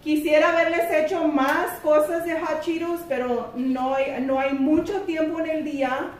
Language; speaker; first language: Spanish; early bilingual, heritage; Spanish